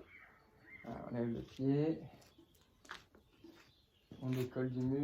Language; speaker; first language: French; native; French